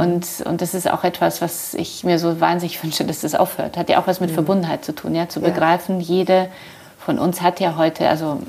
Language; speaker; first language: German; early bilingual, other home language; Polish